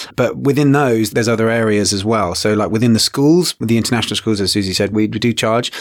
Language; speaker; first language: English; native; English